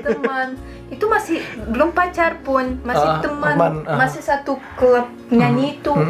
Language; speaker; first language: Indonesian; non-native, fluent; Russian